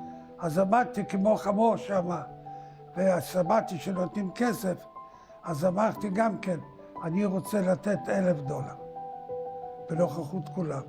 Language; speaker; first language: Hebrew; non-native, fluent; English